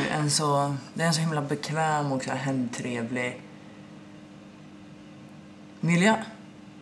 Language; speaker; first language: Swedish; native; Swedish